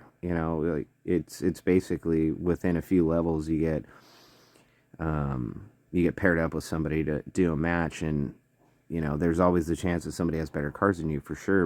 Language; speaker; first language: English; native; English